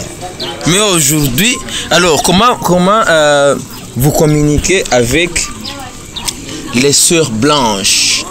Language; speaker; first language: French; non-native, learner; Rundi